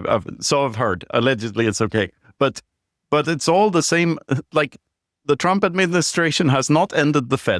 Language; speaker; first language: English; non-native, fluent; Swedish